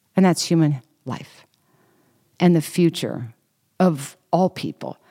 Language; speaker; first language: English; native; English